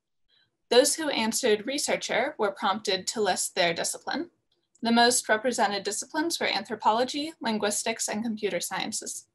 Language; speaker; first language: English; native; English